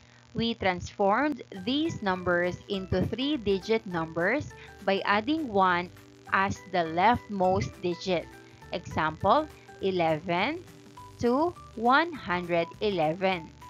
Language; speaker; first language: English; non-native, local second language; Filipino